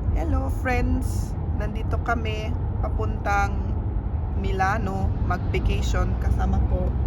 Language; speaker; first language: Filipino; early bilingual, heritage; Filipino